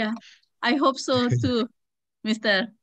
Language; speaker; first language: English; non-native, learner; Indonesian